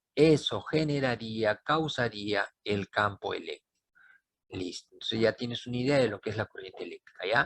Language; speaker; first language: Spanish; native; Spanish